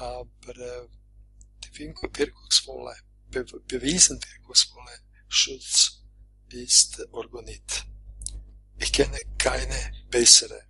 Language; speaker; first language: German; non-native, fluent; Croatian